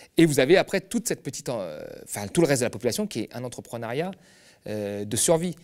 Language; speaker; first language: French; native; French